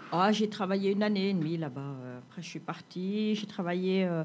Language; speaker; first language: French; native; French